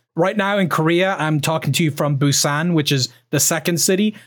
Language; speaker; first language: English; native; English